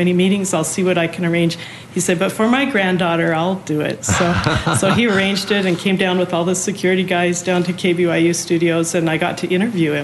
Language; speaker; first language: English; native; English